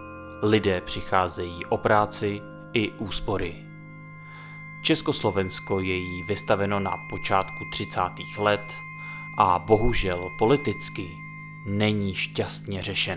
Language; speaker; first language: Czech; native; Czech